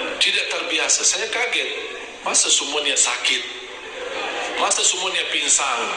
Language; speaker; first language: Indonesian; non-native, fluent; Arabic